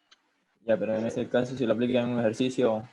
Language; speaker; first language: Spanish; native; Spanish